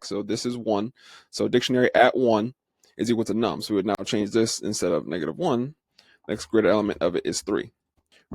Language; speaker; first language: English; native; English